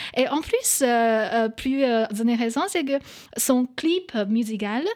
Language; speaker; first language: French; non-native, fluent; Chinese